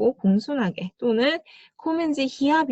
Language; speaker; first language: German; non-native, fluent; Korean